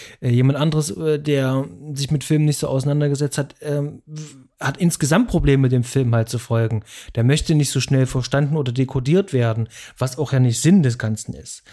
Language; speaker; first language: German; native; German